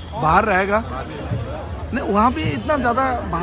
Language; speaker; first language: Hindi; non-native, local second language; Kok Borok